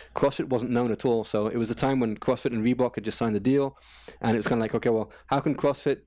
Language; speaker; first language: English; native; English